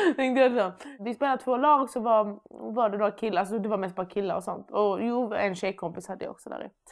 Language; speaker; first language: Swedish; early bilingual, other home language; Persian